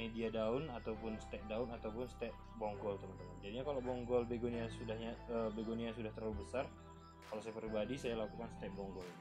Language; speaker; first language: Indonesian; native; Indonesian